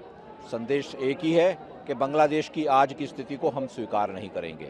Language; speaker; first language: Hindi; native; Hindi